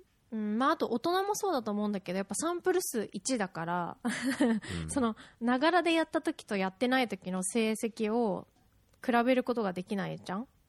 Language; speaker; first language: Japanese; native; Japanese